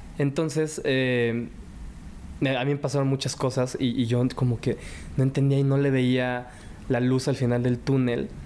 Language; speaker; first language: Spanish; early bilingual, other home language; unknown